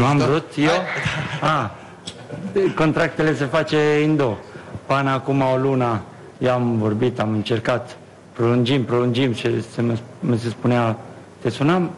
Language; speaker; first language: Romanian; non-native, learner; Italian